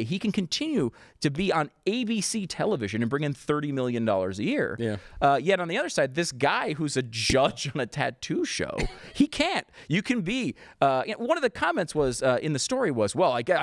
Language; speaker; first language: English; native; English